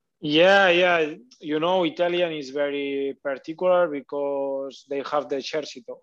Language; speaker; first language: English; non-native, learner; Catalan